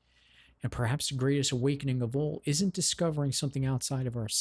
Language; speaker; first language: English; native; English